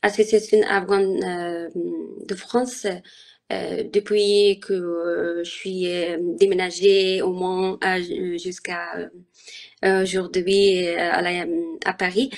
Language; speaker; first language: French; non-native, learner; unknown